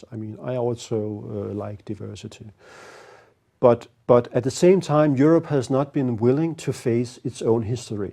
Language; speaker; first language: English; non-native, fluent; Danish